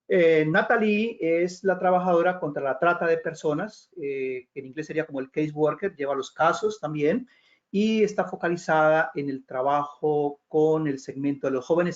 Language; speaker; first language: Spanish; native; Spanish